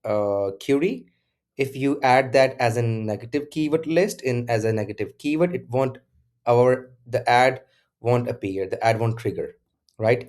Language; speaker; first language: English; non-native, local second language; Urdu